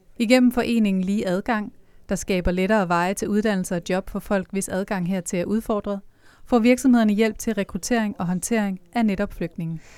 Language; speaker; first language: Danish; native; Danish